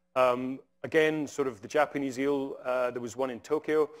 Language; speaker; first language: English; native; English